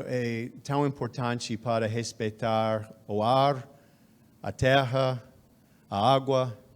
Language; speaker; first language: Portuguese; non-native, fluent; English